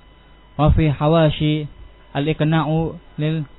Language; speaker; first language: Arabic; non-native, learner; Indonesian